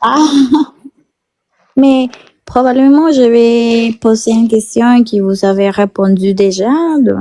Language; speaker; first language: French; non-native, learner; Spanish